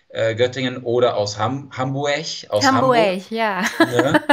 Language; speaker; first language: German; non-native, fluent; English